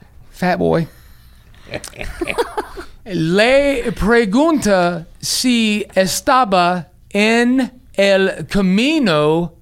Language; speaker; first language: Spanish; non-native, learner; English